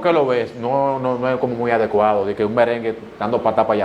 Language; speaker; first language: Spanish; native; Spanish